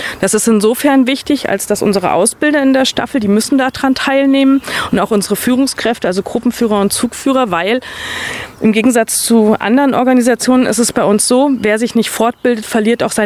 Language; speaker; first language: German; native; German